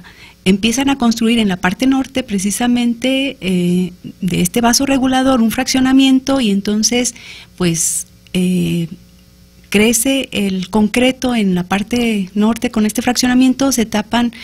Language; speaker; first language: Spanish; native; Spanish